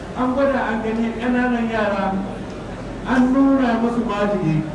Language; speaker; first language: Hausa; native; Hausa